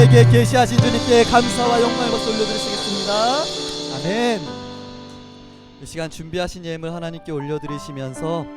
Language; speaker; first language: Korean; native; Korean